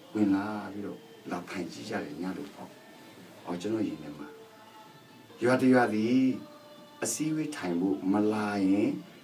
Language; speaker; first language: Burmese; non-native, local second language; Karen languages